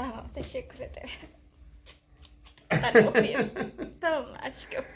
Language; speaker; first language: Turkish; non-native, learner; Indonesian